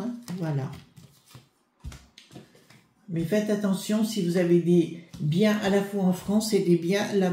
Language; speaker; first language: French; native; French